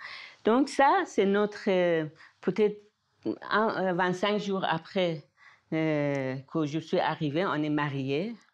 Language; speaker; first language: French; non-native, fluent; Persian